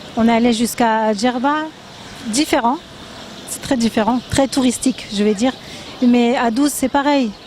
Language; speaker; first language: French; native; French